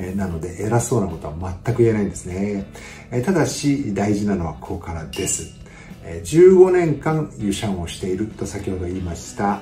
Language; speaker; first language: Japanese; native; Japanese